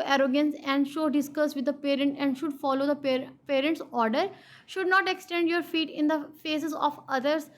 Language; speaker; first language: English; non-native, local second language; Urdu